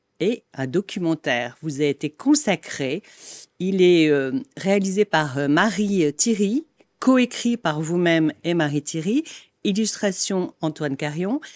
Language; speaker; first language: French; native; French